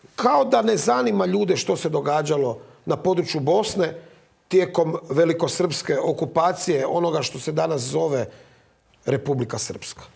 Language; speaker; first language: Croatian; native; Croatian